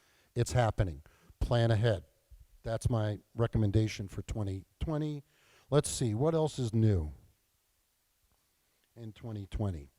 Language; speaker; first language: English; native; English